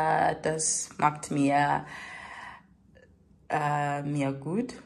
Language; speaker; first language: German; non-native, learner; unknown